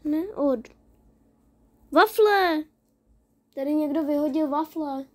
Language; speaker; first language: Czech; early bilingual, other home language; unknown